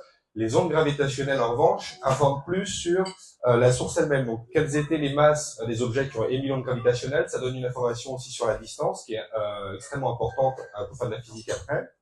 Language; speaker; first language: French; native; French